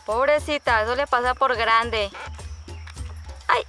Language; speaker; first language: Spanish; native; Spanish